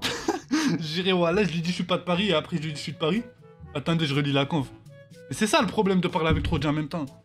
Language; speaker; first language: French; native; French